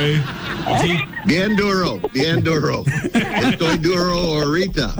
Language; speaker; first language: Spanish; non-native, learner; English